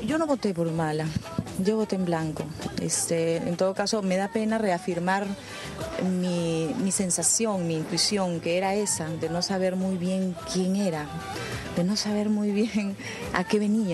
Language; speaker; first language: Spanish; native; Spanish